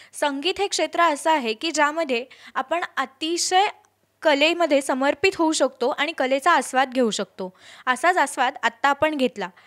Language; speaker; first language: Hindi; non-native, local second language; Marathi